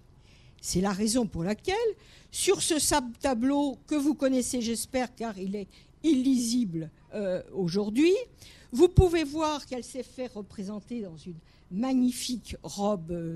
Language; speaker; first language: French; native; French